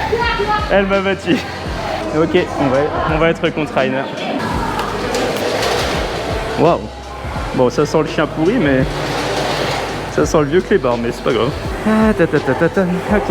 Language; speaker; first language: French; native; French